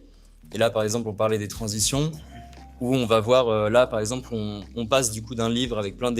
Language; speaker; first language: French; native; French